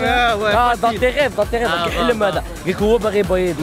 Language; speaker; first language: Arabic; native; Arabic